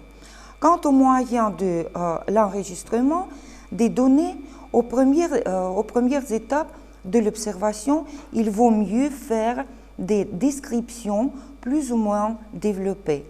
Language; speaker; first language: French; non-native, fluent; Russian